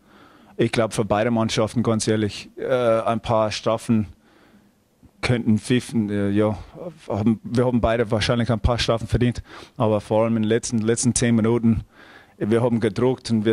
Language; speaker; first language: German; non-native, fluent; English